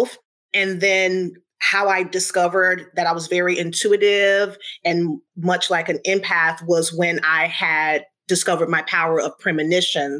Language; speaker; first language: English; native; English